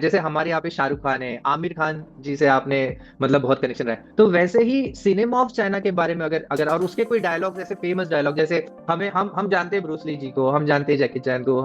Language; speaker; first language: Hindi; native; Hindi